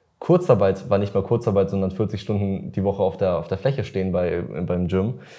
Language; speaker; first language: German; early bilingual, other home language; Russian